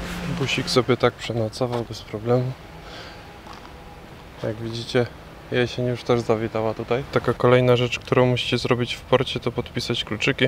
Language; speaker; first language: Polish; native; Polish